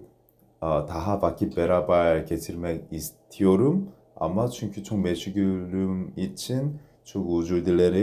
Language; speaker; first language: Turkish; non-native, learner; Korean